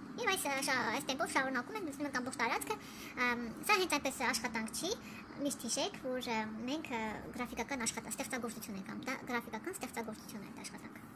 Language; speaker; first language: Armenian; early bilingual, heritage; Armenian